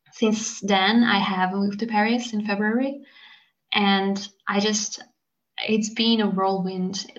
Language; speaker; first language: English; non-native, fluent; Hungarian